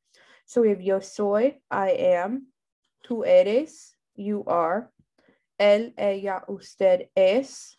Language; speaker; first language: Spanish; non-native, fluent; English